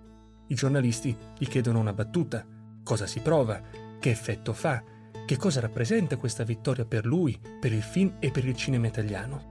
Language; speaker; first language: Italian; native; Italian